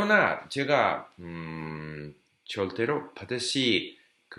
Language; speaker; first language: Korean; non-native, learner; English